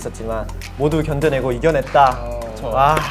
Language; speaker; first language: Korean; native; Korean